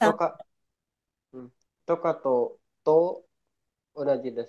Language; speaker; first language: Japanese; non-native, learner; Filipino